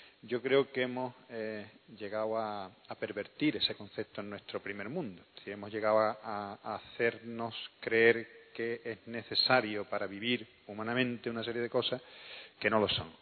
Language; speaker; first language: Spanish; native; Spanish